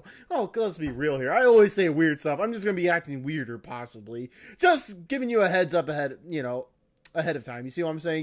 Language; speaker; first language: English; native; English